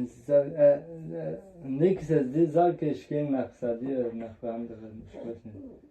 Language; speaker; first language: German; non-native, learner; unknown